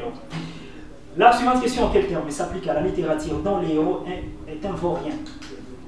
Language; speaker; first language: French; non-native, local second language; Swahili